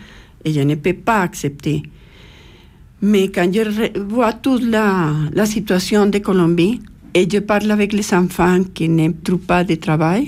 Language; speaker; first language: French; non-native, fluent; Spanish